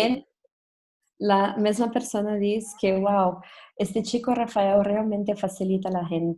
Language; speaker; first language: Spanish; non-native, fluent; Portuguese